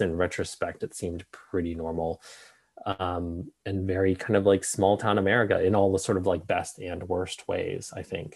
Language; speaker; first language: English; native; English